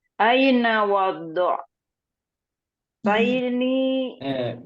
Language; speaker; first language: Arabic; non-native, learner; Indonesian